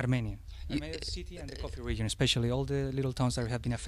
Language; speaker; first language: English; non-native, fluent; Spanish